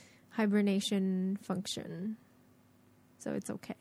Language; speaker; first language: English; non-native, fluent; Japanese